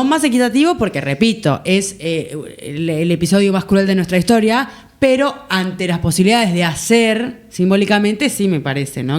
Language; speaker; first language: Spanish; native; Spanish